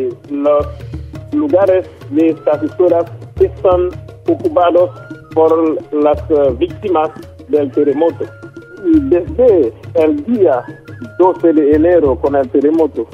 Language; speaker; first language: Spanish; non-native, local second language; Haitian Creole